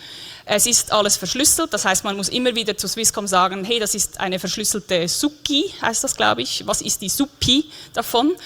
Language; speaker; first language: German; native; German